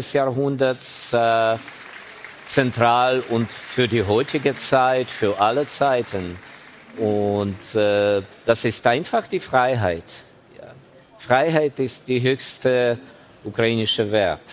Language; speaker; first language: German; non-native, fluent; Ukrainian